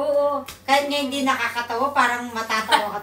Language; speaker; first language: Filipino; native; Filipino